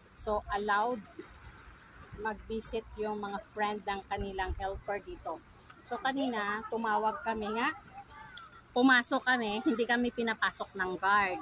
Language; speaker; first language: Filipino; native; Filipino